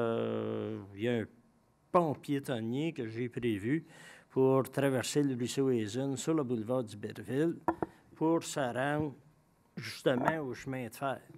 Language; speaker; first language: French; native; French